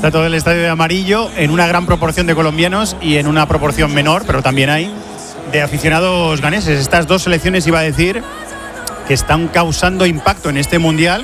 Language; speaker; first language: Spanish; native; Spanish